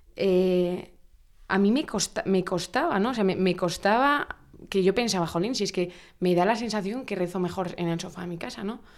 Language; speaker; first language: Spanish; native; Spanish